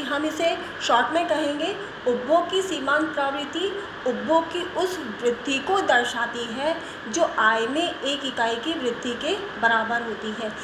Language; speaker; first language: Hindi; native; Hindi